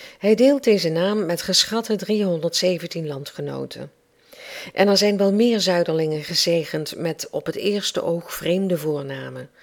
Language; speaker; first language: Dutch; native; Dutch